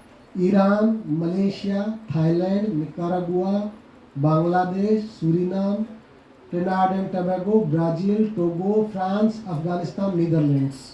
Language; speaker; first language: Hindi; native; Hindi